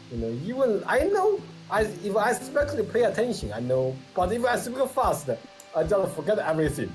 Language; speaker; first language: English; non-native, learner; Vietnamese